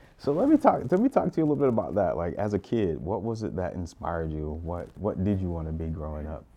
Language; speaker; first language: English; native; English